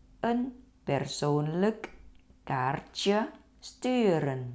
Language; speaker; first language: Dutch; non-native, fluent; Thai